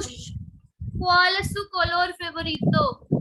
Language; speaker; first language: Spanish; non-native, learner; Hindi